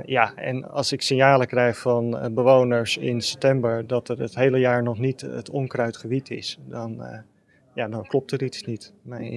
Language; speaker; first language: Dutch; native; Dutch